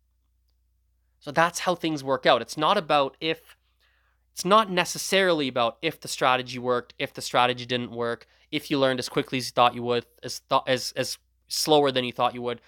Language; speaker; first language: English; early bilingual, other home language; Gujarati